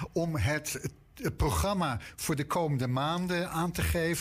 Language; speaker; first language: Dutch; native; Dutch